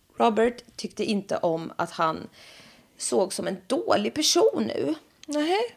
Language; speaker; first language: Swedish; native; Swedish